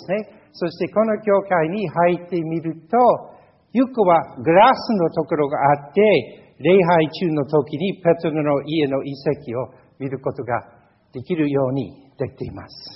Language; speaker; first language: Japanese; non-native, fluent; English